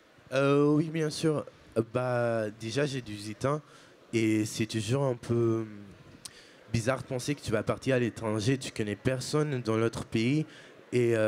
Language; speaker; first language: French; non-native, fluent; Portuguese